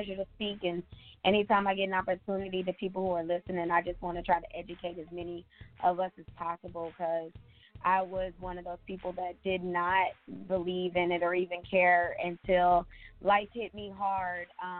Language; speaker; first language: English; native; English